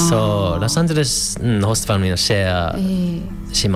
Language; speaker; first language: Japanese; non-native, fluent; English